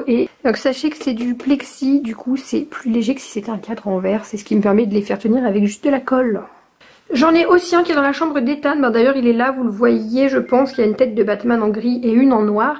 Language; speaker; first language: French; native; French